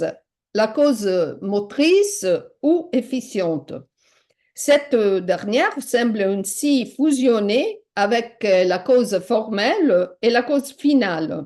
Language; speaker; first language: French; non-native, fluent; Italian